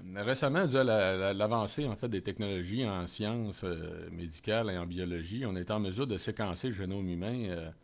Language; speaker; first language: French; native; French